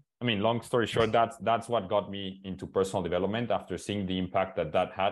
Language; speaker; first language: English; non-native, fluent; Spanish